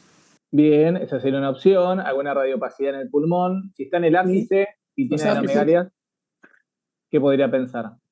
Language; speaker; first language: Spanish; native; Spanish